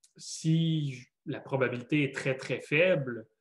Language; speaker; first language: French; native; French